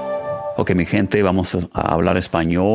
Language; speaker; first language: Spanish; non-native, fluent; English